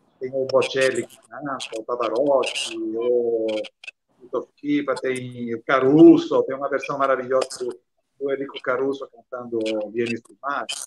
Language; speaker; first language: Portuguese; non-native, fluent; Italian